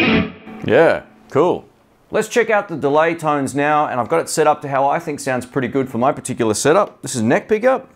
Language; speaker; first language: English; native; English